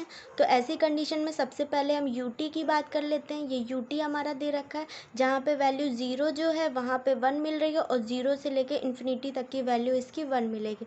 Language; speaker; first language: Hindi; native; Hindi